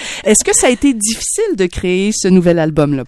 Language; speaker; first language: French; native; French